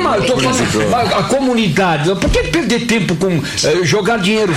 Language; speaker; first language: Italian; non-native, learner; Portuguese